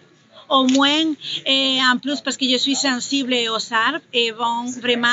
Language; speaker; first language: French; non-native, fluent; Spanish